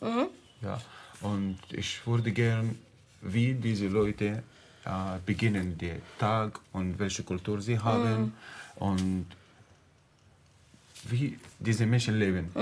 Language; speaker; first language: German; non-native, learner; Arabic